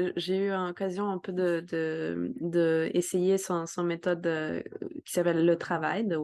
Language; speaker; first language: French; non-native, fluent; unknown